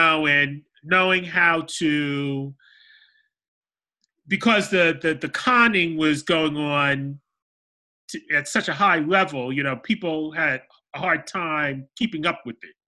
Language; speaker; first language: English; native; English